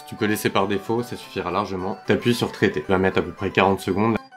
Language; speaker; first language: French; native; French